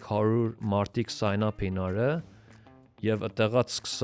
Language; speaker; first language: Armenian; early bilingual, heritage; Armenian